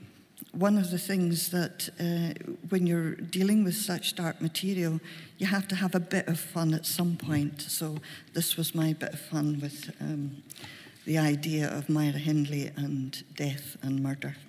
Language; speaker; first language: English; native; English